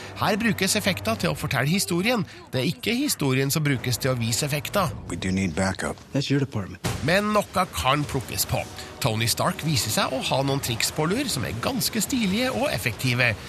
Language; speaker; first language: Norwegian; native; Norwegian